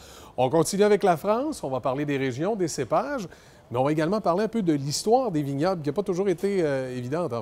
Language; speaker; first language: French; native; French